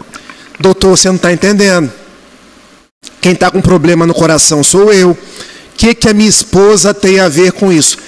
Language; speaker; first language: Portuguese; native; Portuguese